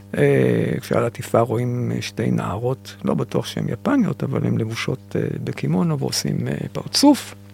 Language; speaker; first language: Hebrew; native; Hebrew